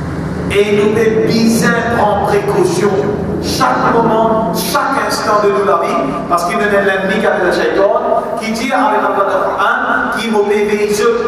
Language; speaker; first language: French; non-native, local second language; Morisyen